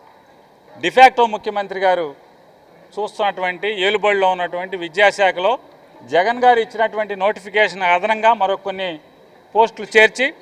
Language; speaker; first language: Telugu; native; Telugu